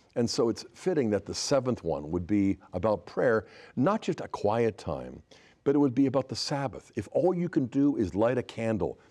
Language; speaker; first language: English; native; English